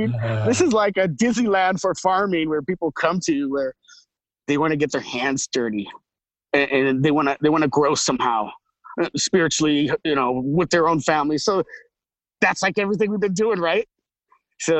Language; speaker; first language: English; native; English